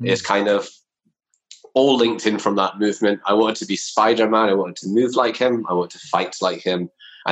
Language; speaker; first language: English; native; English